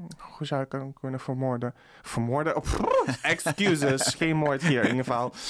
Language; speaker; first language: Dutch; early bilingual, other home language; Russian